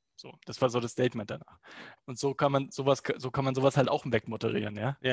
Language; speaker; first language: German; native; German